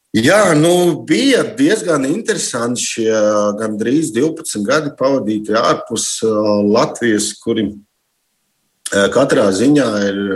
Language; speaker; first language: Latvian; native; Latvian